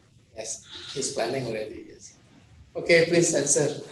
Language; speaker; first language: English; non-native, fluent; Indonesian